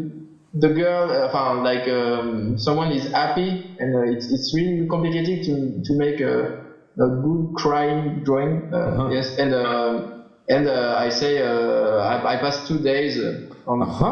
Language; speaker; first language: English; non-native, learner; French